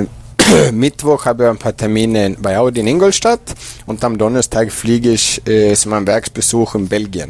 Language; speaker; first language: German; non-native, fluent; Swedish